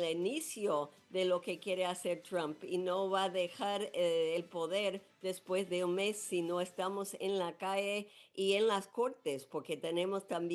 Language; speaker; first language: Spanish; non-native, fluent; English